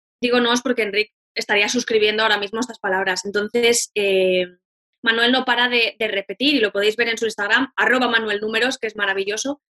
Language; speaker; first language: Spanish; native; Spanish